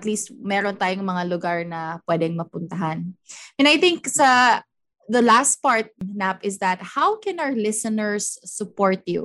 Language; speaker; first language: English; non-native, local second language; Cebuano